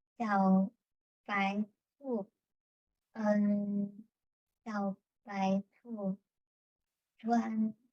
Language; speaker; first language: Chinese; non-native, learner; English